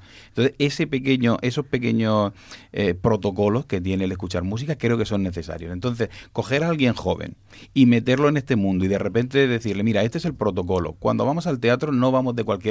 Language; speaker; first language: Spanish; native; Spanish